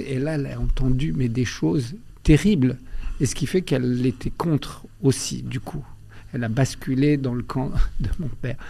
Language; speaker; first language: French; early bilingual, other home language; Albanian